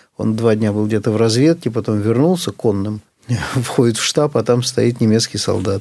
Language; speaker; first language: Russian; native; Russian